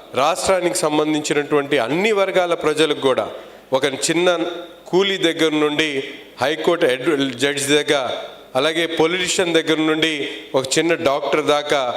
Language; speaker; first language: Telugu; non-native, local second language; Urdu